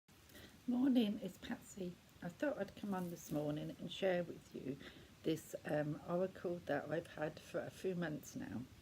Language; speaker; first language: English; native; English